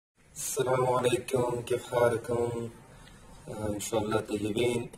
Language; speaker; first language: Arabic; non-native, learner; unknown